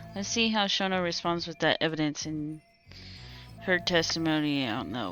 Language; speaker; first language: English; native; English